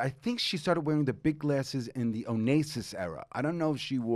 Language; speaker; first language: English; native; English